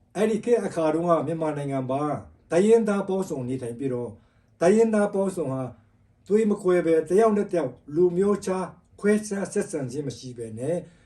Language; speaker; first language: Burmese; non-native, local second language; Tedim Chin